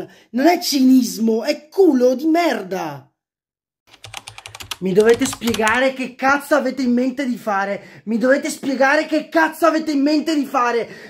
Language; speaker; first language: Italian; native; Italian